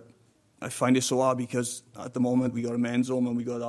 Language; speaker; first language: English; native; English